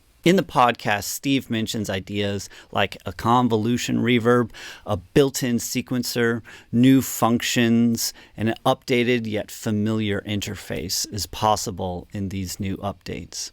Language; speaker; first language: English; native; English